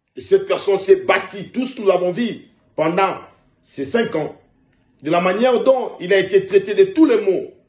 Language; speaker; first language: French; non-native, local second language; Lingala